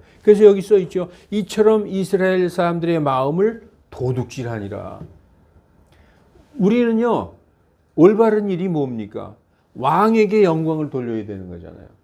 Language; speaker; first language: Korean; native; Korean